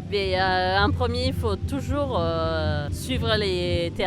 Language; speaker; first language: French; early bilingual, heritage; Spanish